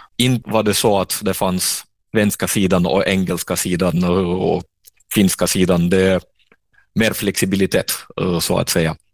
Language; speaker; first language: Swedish; non-native, fluent; Russian